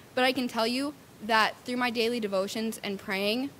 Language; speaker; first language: English; native; English